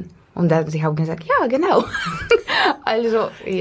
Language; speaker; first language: German; non-native, learner; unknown